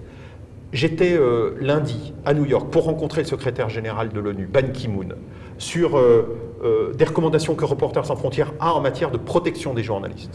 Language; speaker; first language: French; native; French